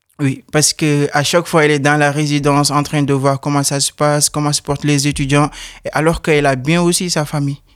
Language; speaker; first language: French; non-native, local second language; Wolof